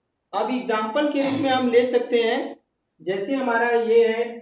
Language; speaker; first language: Hindi; native; Hindi